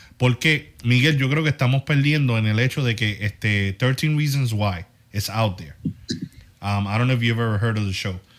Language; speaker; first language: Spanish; early bilingual, heritage; Spanish